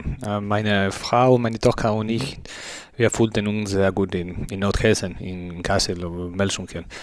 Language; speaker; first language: German; non-native, learner; Spanish